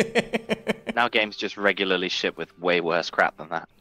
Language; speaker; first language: English; native; English